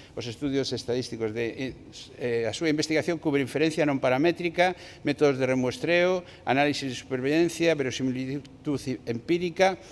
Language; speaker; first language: Galician; non-native, local second language; Spanish